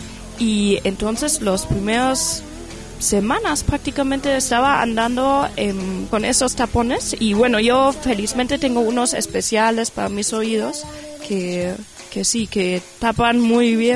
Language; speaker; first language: Spanish; non-native, fluent; German